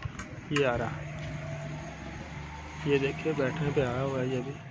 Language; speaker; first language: Hindi; non-native, local second language; Punjabi